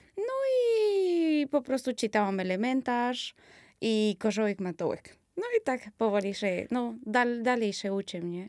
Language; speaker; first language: Polish; early bilingual, heritage; Spanish